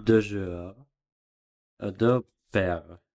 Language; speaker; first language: French; non-native, learner; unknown